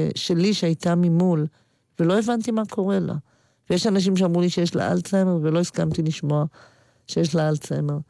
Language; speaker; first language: Hebrew; native; Hebrew